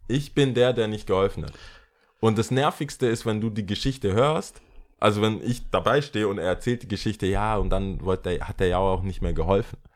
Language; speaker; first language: German; early bilingual, other home language; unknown